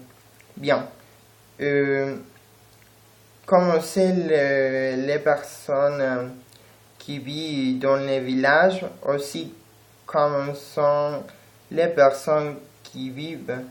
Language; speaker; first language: French; non-native, learner; Spanish